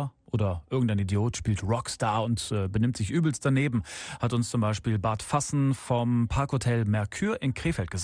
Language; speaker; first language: German; native; German